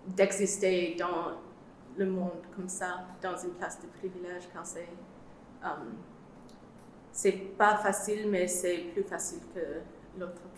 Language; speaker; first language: French; non-native, learner; English